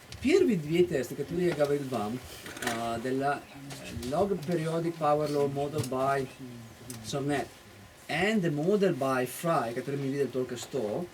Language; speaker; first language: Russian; non-native, fluent; Italian